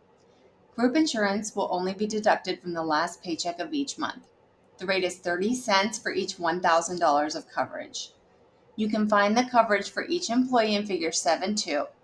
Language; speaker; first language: English; native; English